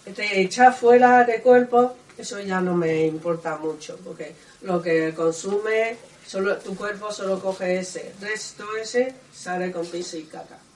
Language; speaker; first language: Spanish; non-native, learner; Chinese